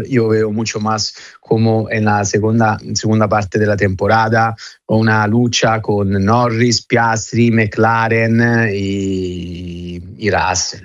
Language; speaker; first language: Spanish; non-native, fluent; Italian